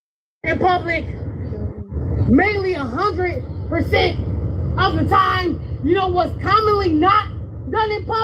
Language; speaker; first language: English; native; English